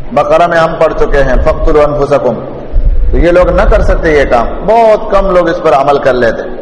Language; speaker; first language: Urdu; non-native, local second language; Pashto